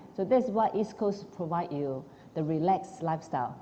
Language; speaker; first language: English; non-native, local second language; Chinese